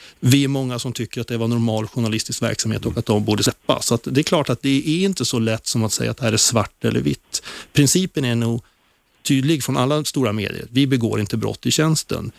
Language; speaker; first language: Swedish; native; Swedish